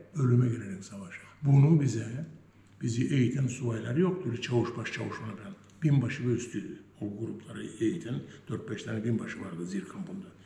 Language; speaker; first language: Turkish; native; Turkish